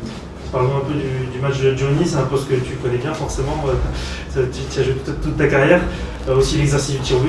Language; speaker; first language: French; native; French